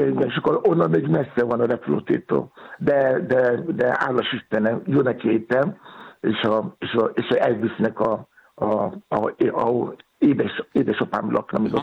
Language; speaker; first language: Hungarian; non-native, fluent; Yoruba